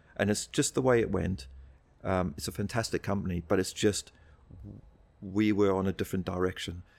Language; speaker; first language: English; native; English